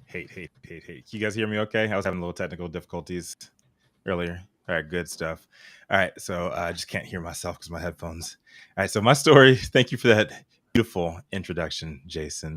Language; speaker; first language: English; native; English